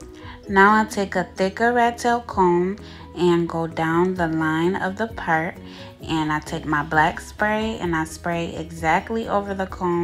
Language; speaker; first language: English; native; English